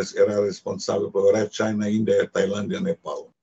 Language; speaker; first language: Portuguese; non-native, fluent; Hungarian